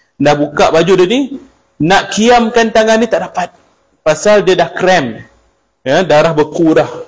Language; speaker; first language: Malay; native; Malay